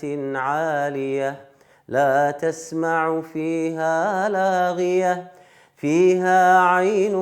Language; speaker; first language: Arabic; native; Arabic